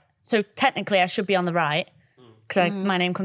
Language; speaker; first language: English; native; English